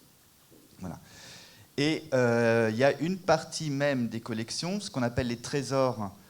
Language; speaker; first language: French; native; French